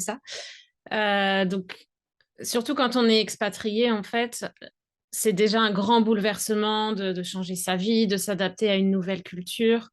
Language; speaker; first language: French; native; French